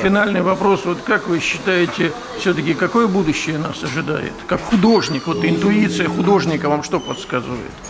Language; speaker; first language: Russian; native; Russian